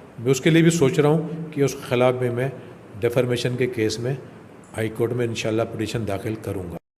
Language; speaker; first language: Urdu; native; Urdu